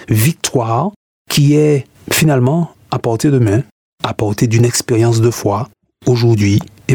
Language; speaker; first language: French; native; French